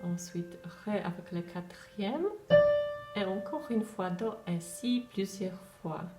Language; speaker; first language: French; non-native, fluent; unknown